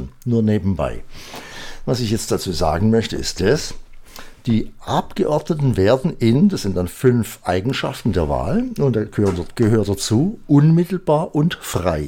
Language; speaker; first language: German; native; German